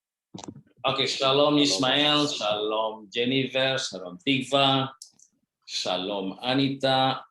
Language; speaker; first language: Hebrew; non-native, fluent; Indonesian